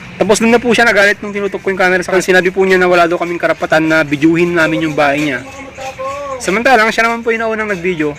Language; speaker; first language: Filipino; non-native, local second language; Iloko